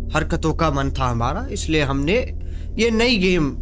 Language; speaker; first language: Hindi; native; Hindi